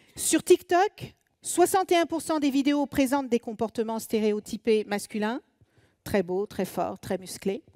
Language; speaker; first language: French; native; French